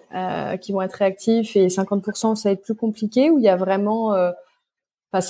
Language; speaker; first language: French; native; French